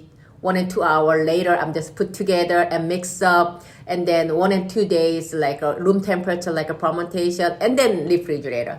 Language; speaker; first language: English; non-native, learner; Korean